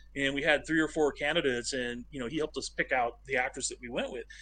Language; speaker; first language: English; native; English